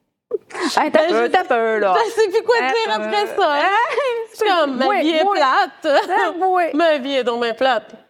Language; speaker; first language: French; native; French